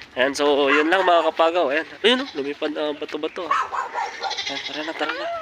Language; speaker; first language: Filipino; non-native, local second language; Iloko